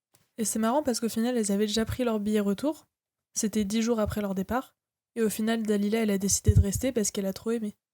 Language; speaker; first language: French; native; French